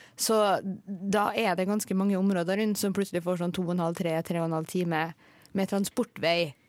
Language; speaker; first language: Norwegian; native; Norwegian